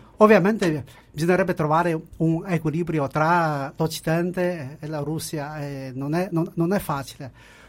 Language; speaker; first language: Italian; non-native, fluent; Chinese